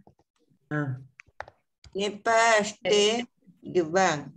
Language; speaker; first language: French; non-native, learner; Spanish